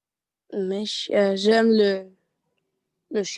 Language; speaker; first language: French; non-native, learner; Arabic